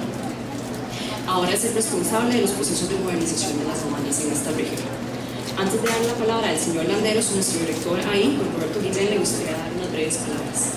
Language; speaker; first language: Spanish; native; Spanish